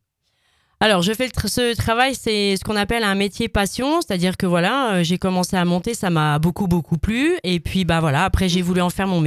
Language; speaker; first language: French; native; French